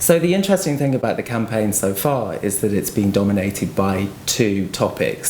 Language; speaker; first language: English; native; English